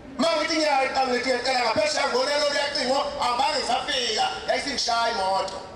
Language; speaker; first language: Zulu; native; Zulu